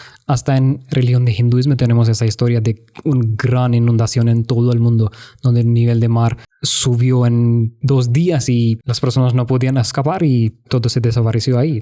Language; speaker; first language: Spanish; non-native, fluent; Hindi